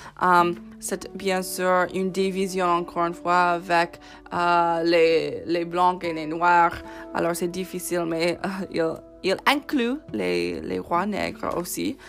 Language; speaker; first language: French; non-native, fluent; English